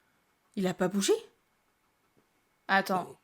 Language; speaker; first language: French; native; French